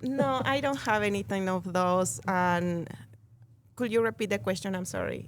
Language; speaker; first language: English; non-native, learner; Spanish